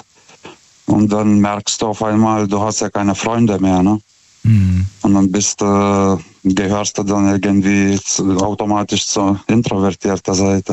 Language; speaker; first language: German; native; German